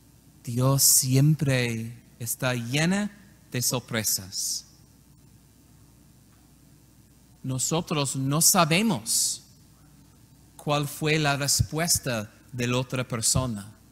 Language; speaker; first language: Spanish; non-native, learner; English